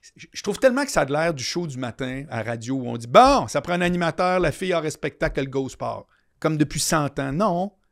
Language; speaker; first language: French; native; French